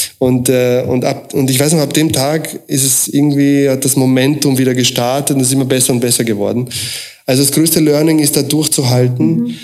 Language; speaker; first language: German; early bilingual, other home language; Croatian